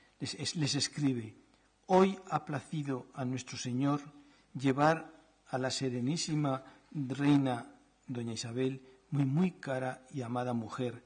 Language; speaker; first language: Spanish; native; Spanish